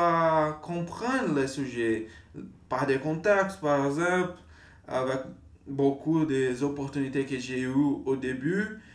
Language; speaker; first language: French; non-native, learner; Portuguese